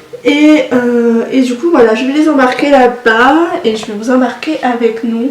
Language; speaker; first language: French; native; French